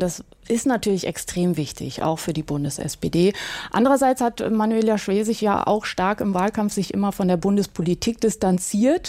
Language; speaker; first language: German; native; German